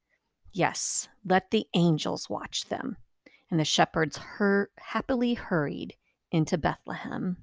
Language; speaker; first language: English; native; English